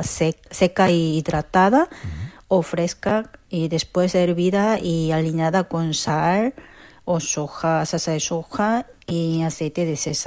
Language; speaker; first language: Spanish; non-native, fluent; Korean